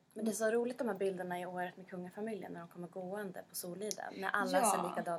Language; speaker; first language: Swedish; native; Swedish